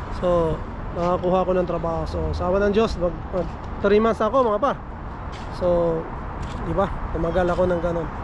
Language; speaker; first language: Filipino; non-native, local second language; Cebuano